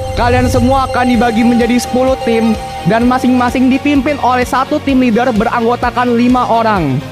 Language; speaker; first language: Indonesian; native; Indonesian